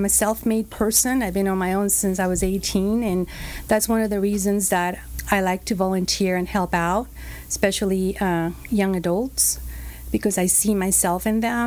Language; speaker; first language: English; non-native, fluent; Spanish